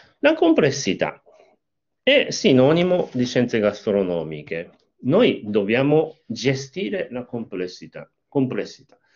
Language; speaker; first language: Italian; non-native, fluent; Japanese